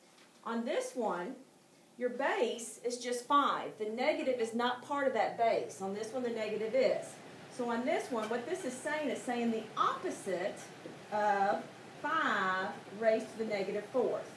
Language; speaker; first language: English; native; English